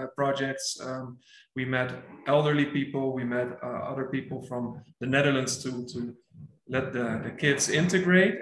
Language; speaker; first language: English; non-native, fluent; Dutch